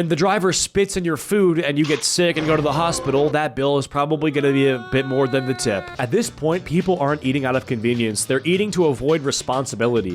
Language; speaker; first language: English; native; English